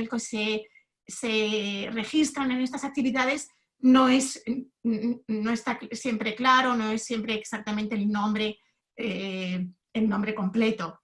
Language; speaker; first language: Spanish; native; Spanish